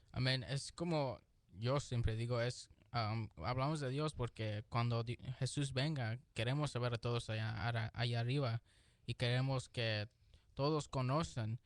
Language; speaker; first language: Spanish; early bilingual, heritage; Spanish